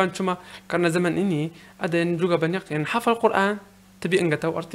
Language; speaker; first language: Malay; non-native, learner; Arabic